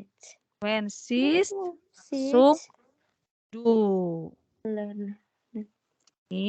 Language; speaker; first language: German; non-native, fluent; Indonesian